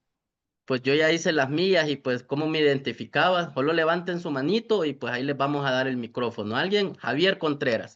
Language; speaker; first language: Spanish; native; Spanish